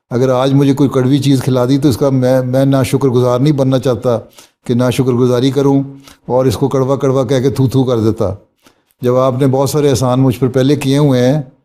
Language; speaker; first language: Urdu; native; Urdu